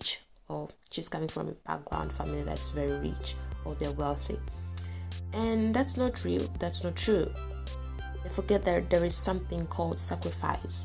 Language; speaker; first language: English; non-native, local second language; Swahili